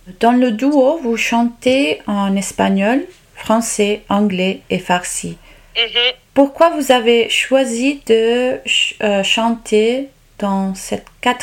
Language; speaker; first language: French; non-native, learner; Italian